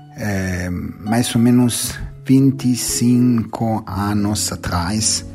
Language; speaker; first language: Portuguese; non-native, learner; Italian